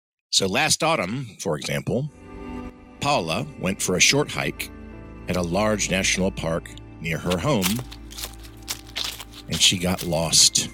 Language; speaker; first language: English; early bilingual, other home language; Spanish